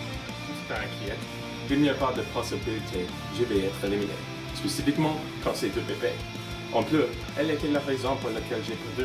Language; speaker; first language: French; non-native, learner; English